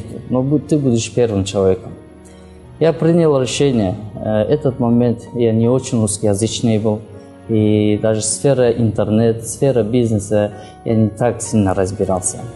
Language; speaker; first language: Russian; non-native, learner; Kyrgyz